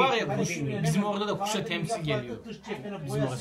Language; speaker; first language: Turkish; native; Turkish